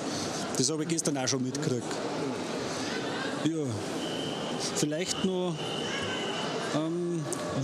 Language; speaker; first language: German; native; German